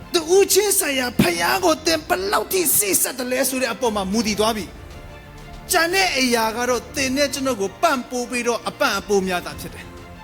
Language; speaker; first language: Burmese; non-native, local second language; Kachin